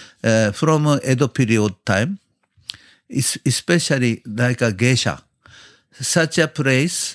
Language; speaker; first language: English; non-native, learner; Japanese